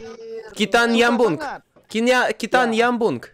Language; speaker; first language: Indonesian; non-native, learner; Russian